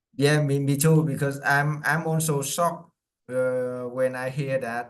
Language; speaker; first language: English; non-native, learner; Vietnamese